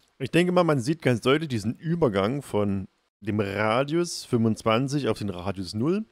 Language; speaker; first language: German; native; German